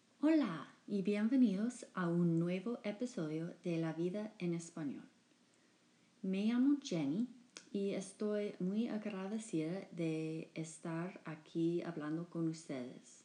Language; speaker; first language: Spanish; non-native, fluent; English